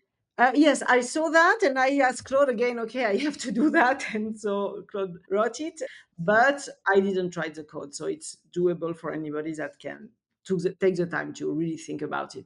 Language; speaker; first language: English; non-native, fluent; French